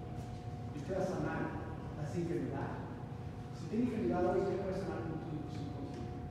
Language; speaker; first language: Spanish; non-native, learner; Portuguese